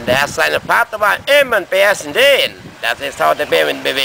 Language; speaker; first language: German; early bilingual, heritage; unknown